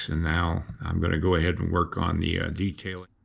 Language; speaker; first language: English; native; English